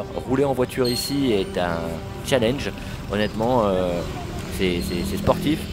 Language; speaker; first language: French; native; French